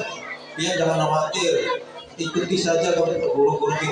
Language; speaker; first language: Indonesian; non-native, local second language; Banjar